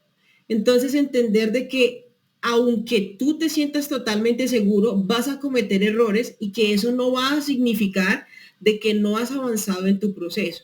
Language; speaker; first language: Spanish; native; Spanish